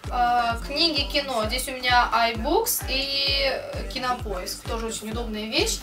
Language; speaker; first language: Russian; native; Russian